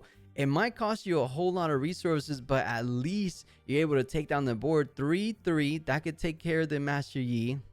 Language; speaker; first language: English; native; English